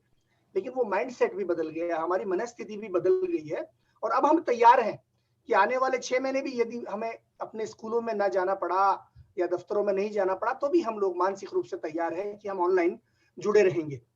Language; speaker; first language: Hindi; native; Hindi